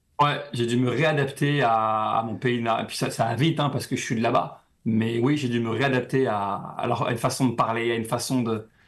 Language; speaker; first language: French; native; French